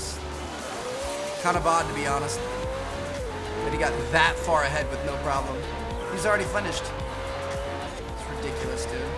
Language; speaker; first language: English; native; English